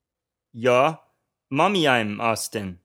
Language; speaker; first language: Persian; non-native, learner; English